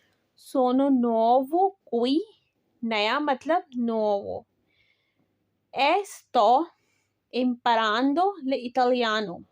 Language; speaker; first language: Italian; non-native, fluent; Urdu